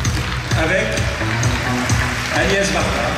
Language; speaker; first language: French; native; French